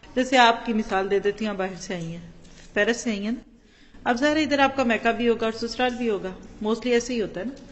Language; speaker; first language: Urdu; non-native, local second language; Punjabi